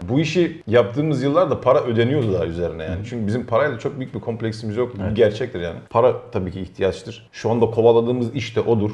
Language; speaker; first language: Turkish; early bilingual, heritage; Turkish